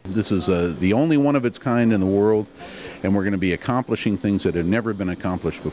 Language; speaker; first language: English; native; English